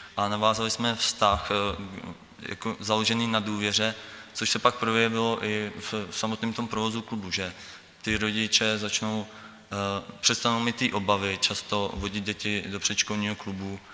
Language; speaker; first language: Czech; native; Czech